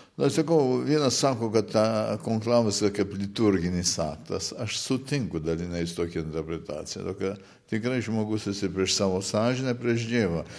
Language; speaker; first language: Lithuanian; early bilingual, heritage; Lithuanian